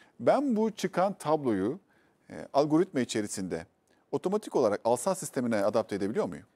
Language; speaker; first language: Turkish; native; Turkish